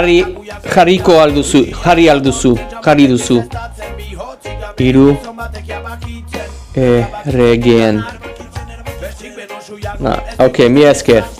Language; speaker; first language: Basque; non-native, learner; English